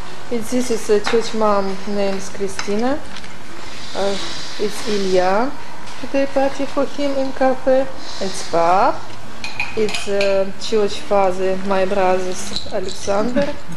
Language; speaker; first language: English; non-native, learner; Russian